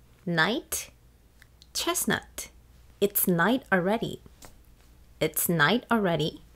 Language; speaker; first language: English; non-native, fluent; Korean